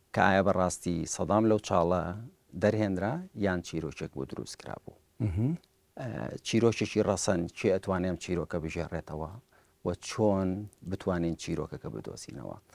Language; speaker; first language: Central Kurdish; early bilingual, heritage; Central Kurdish